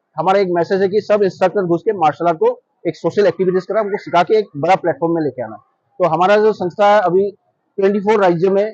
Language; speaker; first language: Hindi; non-native, local second language; Bangla